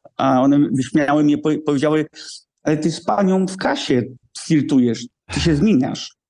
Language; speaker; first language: Polish; early bilingual, heritage; Polish